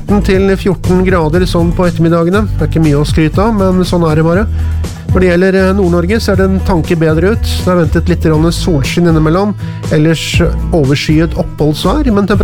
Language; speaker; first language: Norwegian; native; Norwegian